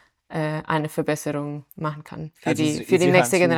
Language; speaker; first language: German; non-native, fluent; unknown